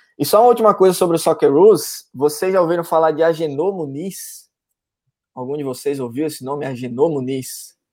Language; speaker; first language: Portuguese; native; Portuguese